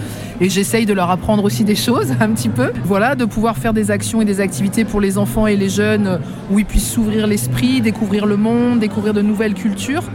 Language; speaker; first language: French; native; French